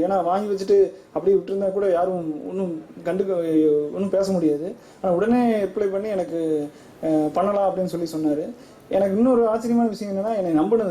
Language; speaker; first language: Tamil; native; Tamil